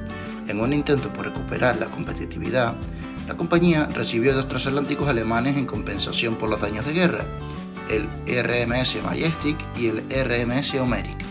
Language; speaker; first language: Spanish; native; Spanish